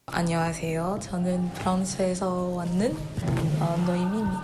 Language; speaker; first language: Korean; non-native, learner; French